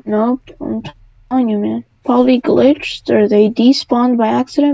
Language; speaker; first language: English; native; English